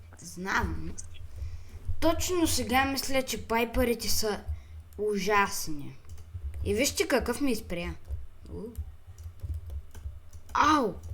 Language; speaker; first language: Bulgarian; native; Bulgarian